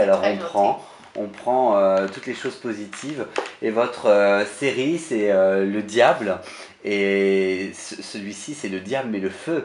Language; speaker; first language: French; native; French